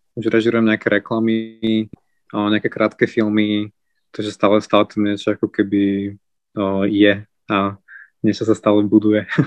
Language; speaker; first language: Slovak; native; Slovak